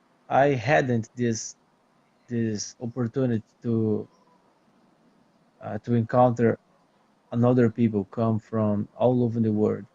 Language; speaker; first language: English; non-native, fluent; Portuguese